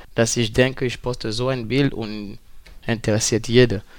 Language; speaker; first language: German; non-native, fluent; French